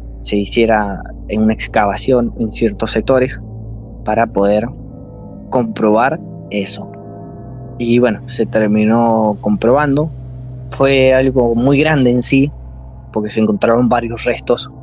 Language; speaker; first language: Spanish; native; Spanish